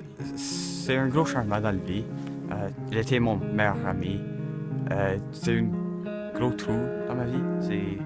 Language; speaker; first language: French; non-native, local second language; English